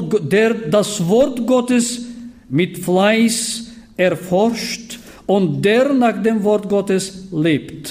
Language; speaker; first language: German; non-native, fluent; Bulgarian